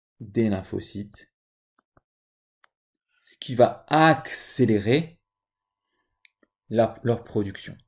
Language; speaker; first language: French; native; French